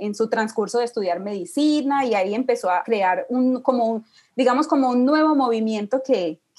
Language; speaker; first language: Spanish; native; Spanish